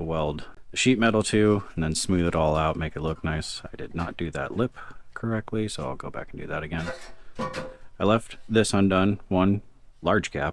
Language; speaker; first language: English; native; English